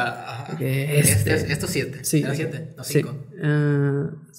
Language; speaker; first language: Spanish; native; Spanish